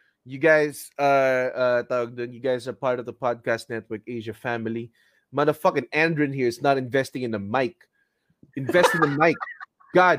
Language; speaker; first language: English; non-native, local second language; Filipino